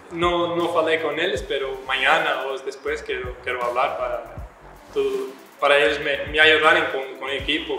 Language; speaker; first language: Spanish; non-native, learner; Portuguese